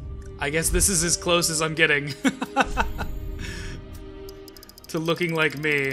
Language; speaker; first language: English; native; English